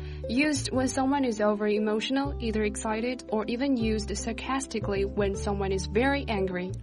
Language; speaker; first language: English; non-native, fluent; Chinese